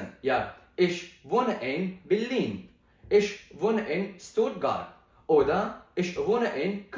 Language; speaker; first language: German; non-native, fluent; Pashto